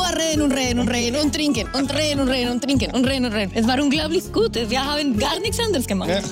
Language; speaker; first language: German; non-native, fluent; Spanish